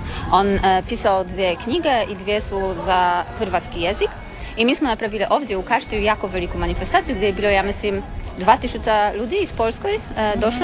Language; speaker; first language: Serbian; non-native, learner; Polish